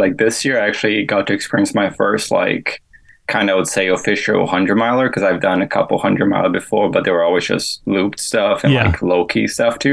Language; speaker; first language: English; non-native, fluent; Portuguese